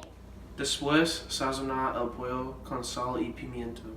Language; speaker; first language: Spanish; non-native, learner; English